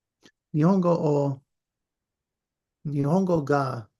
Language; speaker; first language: Japanese; non-native, learner; English